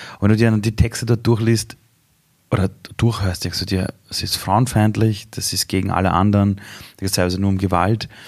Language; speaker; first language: German; early bilingual, other home language; Persian